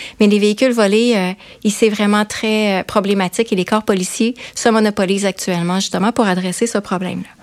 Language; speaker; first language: French; native; French